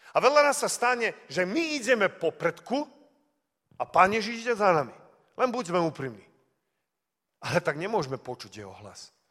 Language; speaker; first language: Slovak; early bilingual, heritage; Slovak